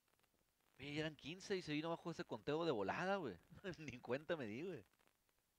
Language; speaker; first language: Spanish; native; Spanish